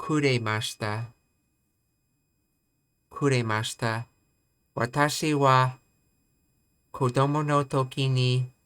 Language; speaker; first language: Japanese; non-native, learner; English